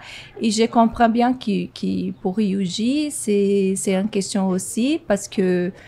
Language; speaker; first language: French; non-native, fluent; Portuguese